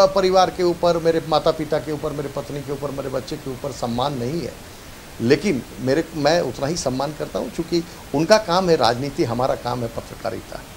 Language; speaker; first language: Hindi; native; Hindi